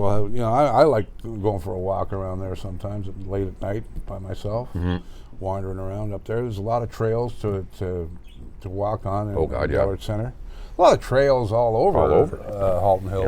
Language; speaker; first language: English; native; English